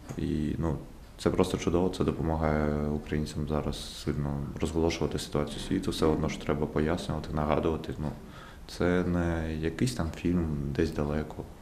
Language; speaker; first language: Ukrainian; non-native, local second language; Russian